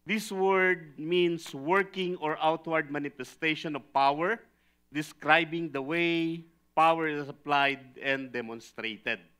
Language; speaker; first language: English; non-native, local second language; Filipino